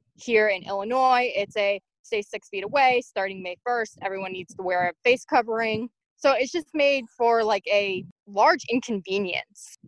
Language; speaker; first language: English; native; English